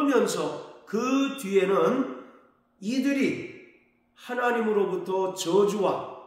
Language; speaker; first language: Korean; native; Korean